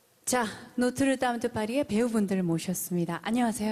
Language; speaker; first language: Korean; native; Korean